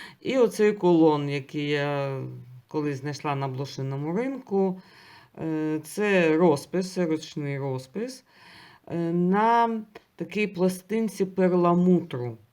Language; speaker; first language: Ukrainian; non-native, local second language; Russian